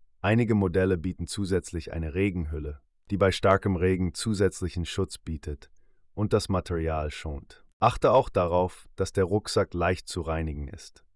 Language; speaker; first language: German; native; German